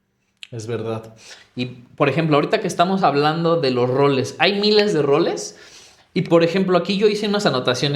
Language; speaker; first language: Spanish; native; Spanish